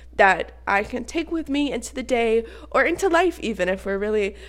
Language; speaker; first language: English; native; English